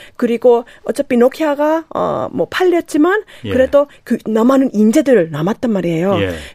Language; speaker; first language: Korean; non-native, fluent; Finnish